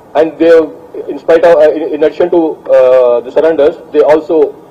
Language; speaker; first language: English; non-native, local second language; Telugu